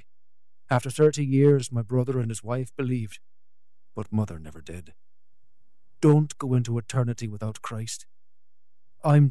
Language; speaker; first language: English; native; English